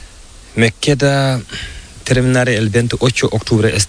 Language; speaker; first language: Spanish; non-native, learner; Fula